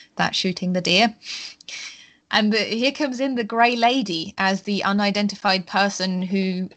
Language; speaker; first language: English; non-native, fluent; German